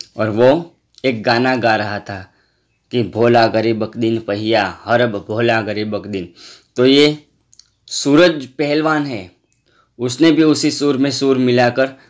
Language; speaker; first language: Hindi; non-native, local second language; Gujarati